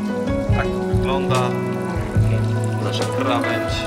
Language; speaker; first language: Polish; native; Polish